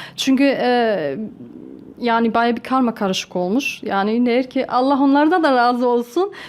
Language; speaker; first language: Turkish; early bilingual, heritage; Turkish